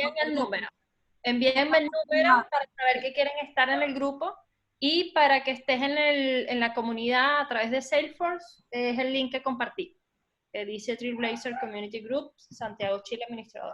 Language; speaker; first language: Spanish; native; Spanish